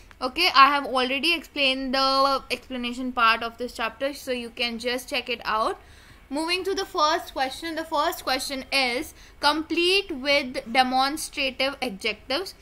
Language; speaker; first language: English; non-native, local second language; Hindi